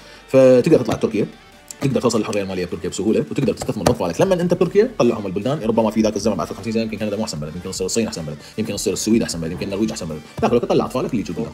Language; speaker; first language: Arabic; native; Arabic